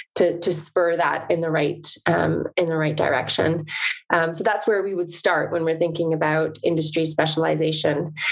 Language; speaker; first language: English; native; English